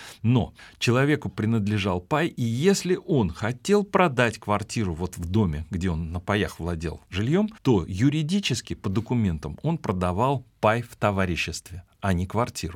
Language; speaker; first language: Russian; native; Russian